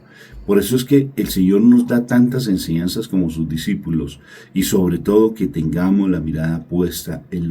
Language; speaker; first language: Spanish; native; Spanish